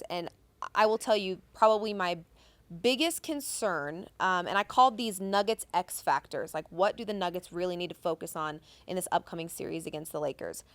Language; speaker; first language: English; native; English